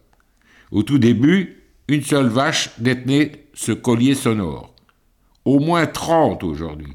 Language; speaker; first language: French; native; French